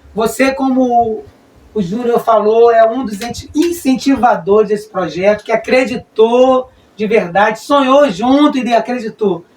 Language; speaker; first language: Portuguese; native; Portuguese